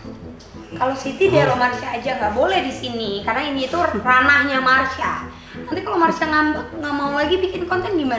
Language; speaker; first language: Indonesian; native; Indonesian